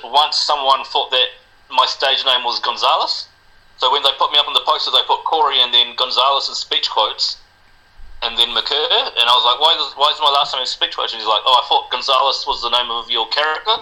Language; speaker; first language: English; non-native, local second language; Spanish